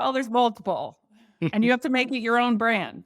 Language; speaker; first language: English; native; English